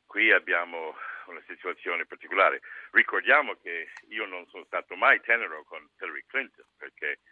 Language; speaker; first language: Italian; non-native, fluent; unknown